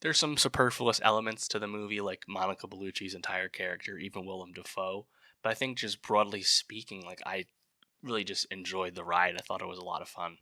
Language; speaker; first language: English; native; English